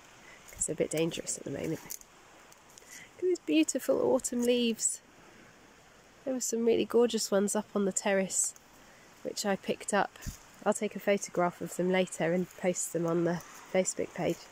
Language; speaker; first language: English; native; English